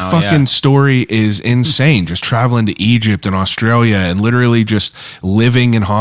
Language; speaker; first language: English; native; English